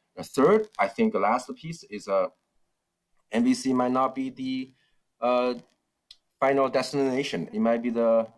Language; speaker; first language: English; non-native, fluent; Chinese